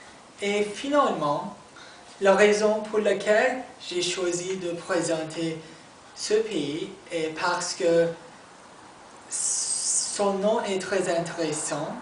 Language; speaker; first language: French; non-native, learner; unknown